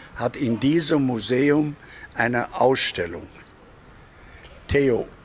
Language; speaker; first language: German; native; German